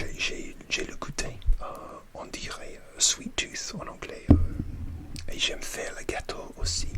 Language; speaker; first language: French; non-native, learner; English